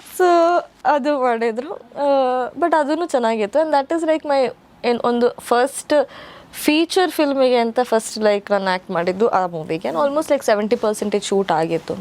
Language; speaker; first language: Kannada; non-native, local second language; Malayalam